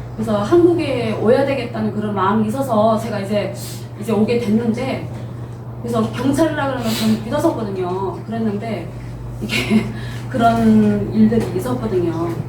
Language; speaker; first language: Korean; early bilingual, heritage; Korean